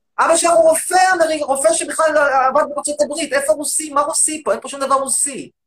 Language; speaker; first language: Hebrew; native; Hebrew